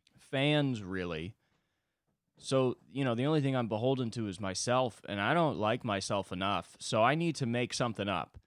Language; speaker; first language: English; native; English